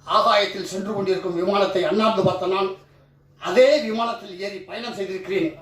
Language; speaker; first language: Tamil; native; Tamil